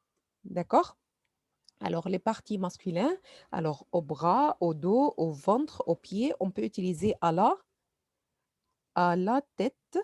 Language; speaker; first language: French; non-native, fluent; Arabic